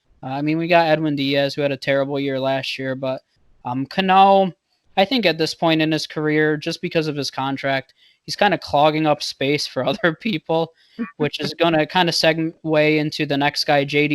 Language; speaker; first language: English; native; English